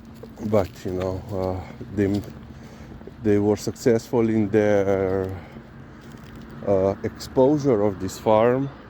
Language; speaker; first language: English; non-native, fluent; Slovenian